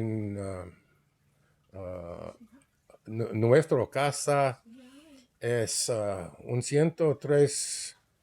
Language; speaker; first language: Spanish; non-native, learner; English